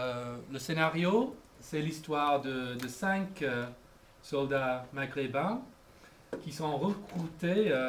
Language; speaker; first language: French; non-native, fluent; English